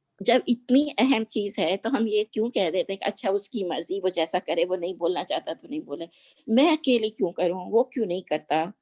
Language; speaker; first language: Urdu; native; Urdu